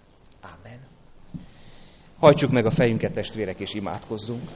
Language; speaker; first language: Hungarian; native; Hungarian